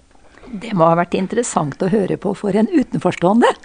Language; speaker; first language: Norwegian; native; Norwegian